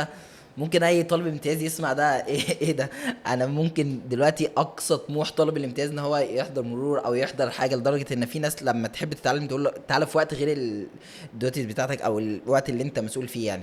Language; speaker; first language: Arabic; native; Arabic